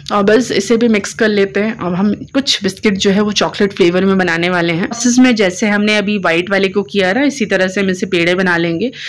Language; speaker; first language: Hindi; native; Hindi